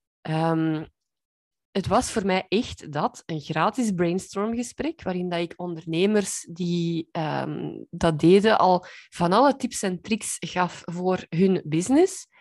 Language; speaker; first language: Dutch; native; Dutch